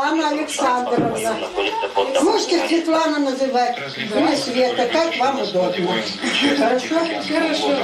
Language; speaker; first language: Russian; native; Russian